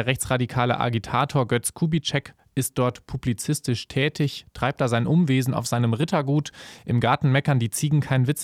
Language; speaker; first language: German; native; German